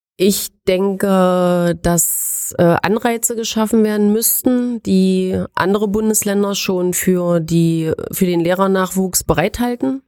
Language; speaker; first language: German; native; German